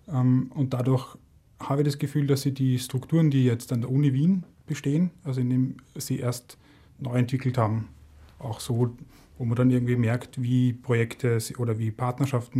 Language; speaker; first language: German; native; German